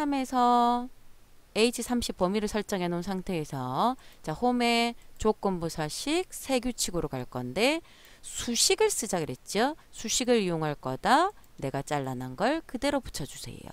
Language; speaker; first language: Korean; native; Korean